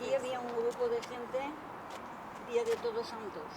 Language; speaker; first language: Spanish; native; Spanish